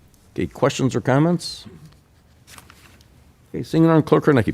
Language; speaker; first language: English; native; English